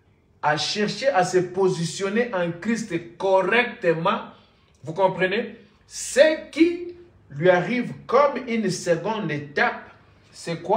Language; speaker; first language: French; non-native, local second language; Lingala